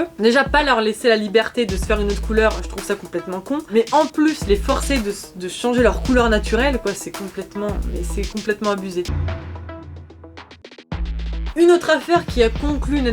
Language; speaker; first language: French; native; French